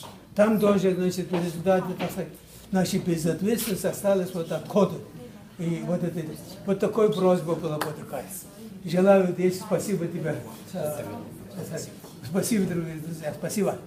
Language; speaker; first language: Russian; non-native, local second language; Tuvinian